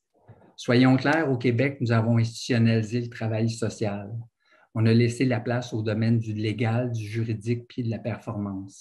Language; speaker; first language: French; native; French